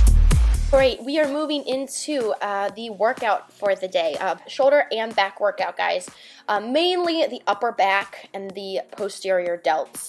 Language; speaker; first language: English; native; English